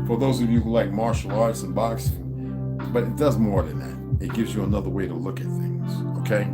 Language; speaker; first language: English; native; English